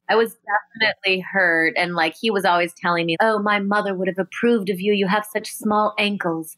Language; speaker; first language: English; native; English